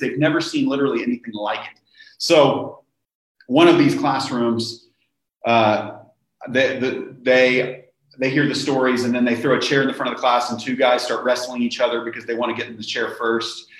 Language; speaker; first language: English; native; English